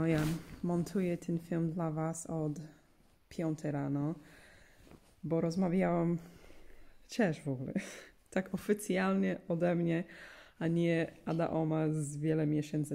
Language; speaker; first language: Polish; non-native, fluent; English